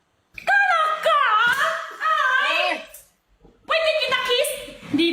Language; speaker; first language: Filipino; non-native, learner; Chinese